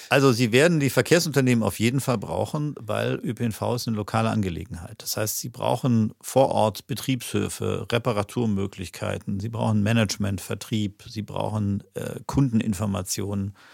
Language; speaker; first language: German; native; German